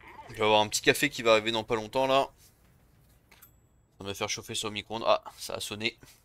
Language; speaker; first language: French; native; French